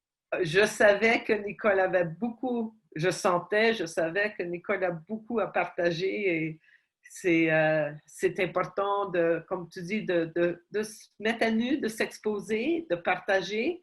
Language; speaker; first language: French; non-native, fluent; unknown